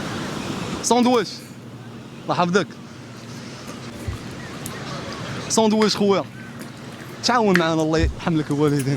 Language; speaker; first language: Arabic; native; Arabic